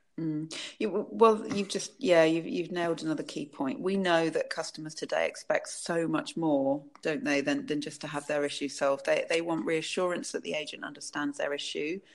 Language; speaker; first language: English; native; English